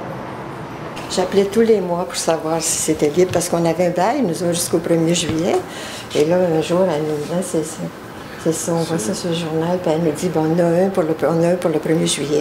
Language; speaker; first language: French; native; French